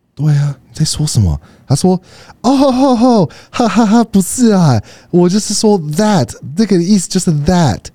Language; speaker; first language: Chinese; non-native, fluent; English